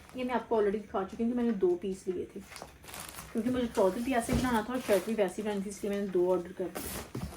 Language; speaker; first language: Urdu; native; Urdu